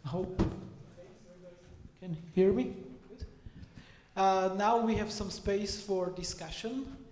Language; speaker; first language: English; non-native, fluent; Slovak